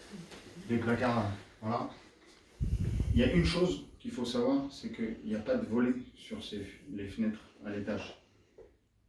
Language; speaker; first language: French; native; French